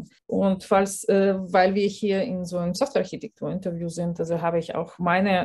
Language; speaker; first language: German; non-native, fluent; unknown